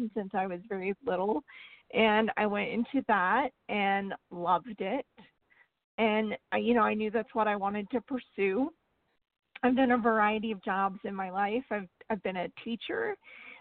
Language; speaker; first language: English; native; English